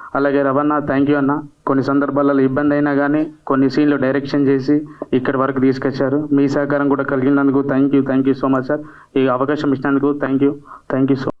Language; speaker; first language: Telugu; native; Telugu